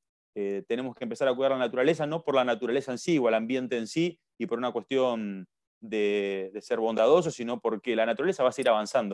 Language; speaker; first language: Spanish; native; Spanish